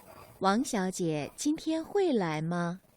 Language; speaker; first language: Chinese; non-native, learner; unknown